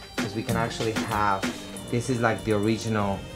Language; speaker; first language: English; non-native, fluent; Spanish